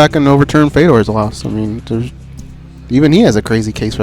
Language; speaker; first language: English; native; English